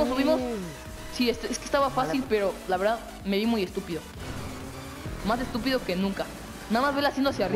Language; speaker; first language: Spanish; native; Spanish